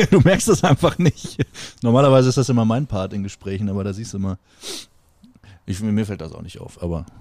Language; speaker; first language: German; native; German